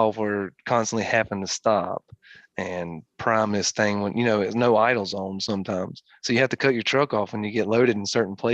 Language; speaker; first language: English; native; English